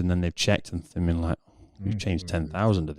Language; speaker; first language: English; native; English